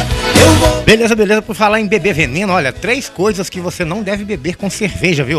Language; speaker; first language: Portuguese; native; Portuguese